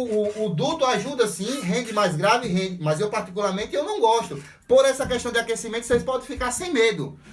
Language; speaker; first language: Portuguese; native; Portuguese